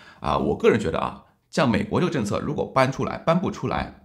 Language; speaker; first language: Chinese; native; Chinese